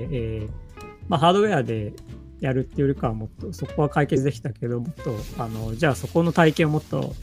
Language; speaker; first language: Japanese; native; Japanese